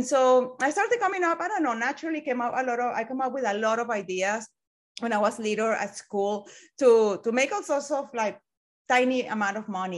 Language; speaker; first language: English; non-native, fluent; Spanish